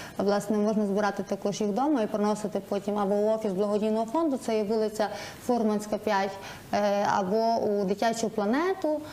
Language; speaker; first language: Ukrainian; native; Ukrainian